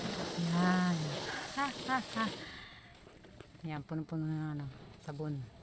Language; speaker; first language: Japanese; non-native, learner; Filipino